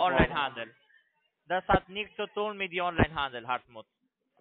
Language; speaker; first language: German; non-native, learner; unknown